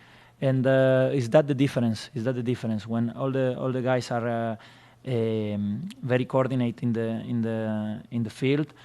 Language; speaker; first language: English; non-native, fluent; Spanish